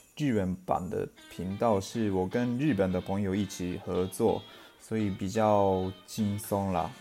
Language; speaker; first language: Chinese; non-native, fluent; Japanese